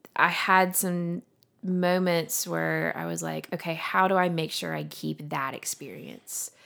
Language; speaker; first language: English; native; English